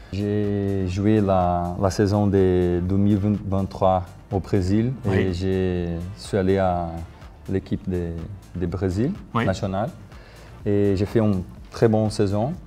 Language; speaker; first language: French; non-native, learner; Portuguese